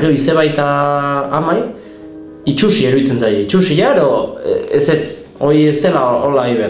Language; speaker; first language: Basque; native; Basque